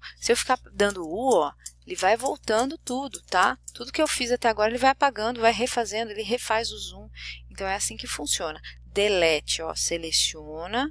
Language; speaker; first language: Portuguese; native; Portuguese